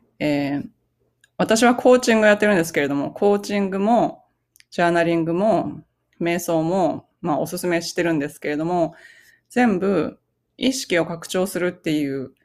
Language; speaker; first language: Japanese; native; Japanese